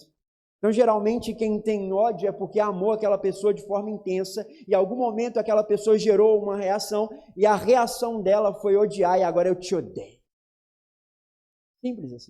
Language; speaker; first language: Portuguese; native; Portuguese